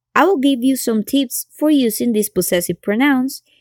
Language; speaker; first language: English; non-native, fluent; Spanish